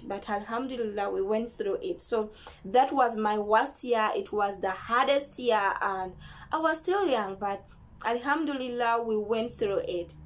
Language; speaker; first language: English; non-native, local second language; Ganda